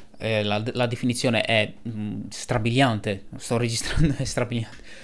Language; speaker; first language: Italian; early bilingual, other home language; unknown